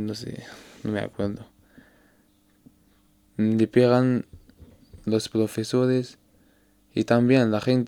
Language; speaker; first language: Spanish; non-native, learner; Arabic